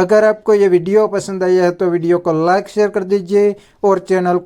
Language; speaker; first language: Hindi; native; Hindi